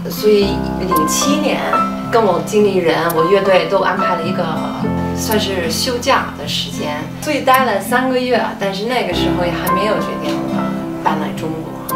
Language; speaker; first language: Chinese; non-native, fluent; English